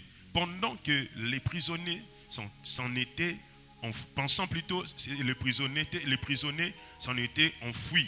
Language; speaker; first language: French; non-native, local second language; Lingala